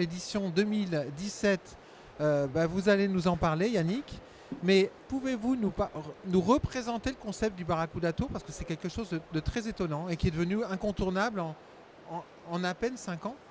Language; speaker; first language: French; native; French